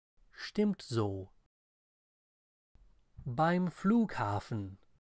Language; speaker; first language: German; non-native, fluent; English